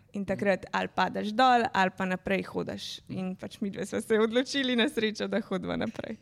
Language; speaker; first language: Slovenian; native; Slovenian